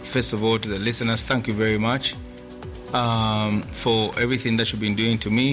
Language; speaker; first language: English; non-native, local second language; Nyanja